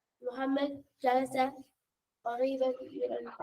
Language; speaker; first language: Arabic; non-native, learner; English